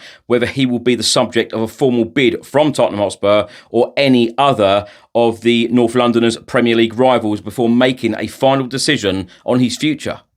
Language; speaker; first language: English; native; English